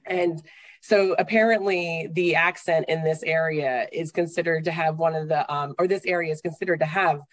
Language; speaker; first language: English; native; English